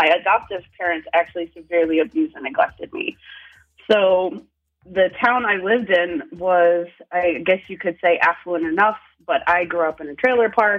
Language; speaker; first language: English; native; English